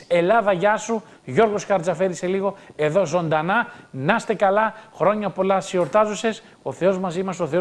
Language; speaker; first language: Greek; native; Greek